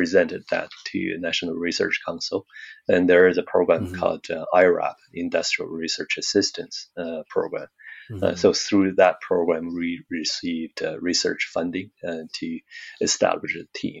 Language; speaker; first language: English; non-native, fluent; Chinese